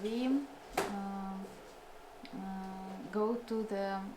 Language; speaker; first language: English; non-native, learner; Russian